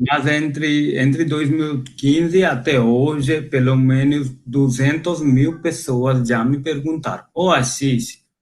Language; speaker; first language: Portuguese; non-native, fluent; Hindi